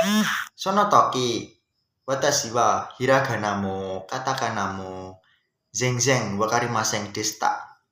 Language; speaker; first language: Japanese; non-native, learner; Indonesian